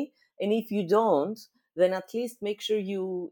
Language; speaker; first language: English; non-native, fluent; Greek